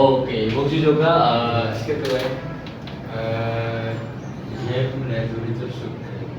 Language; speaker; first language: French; non-native, learner; Indonesian